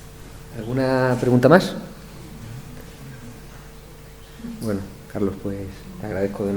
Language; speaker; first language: Spanish; native; Spanish